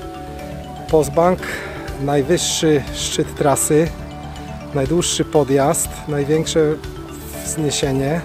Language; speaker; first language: Polish; native; Polish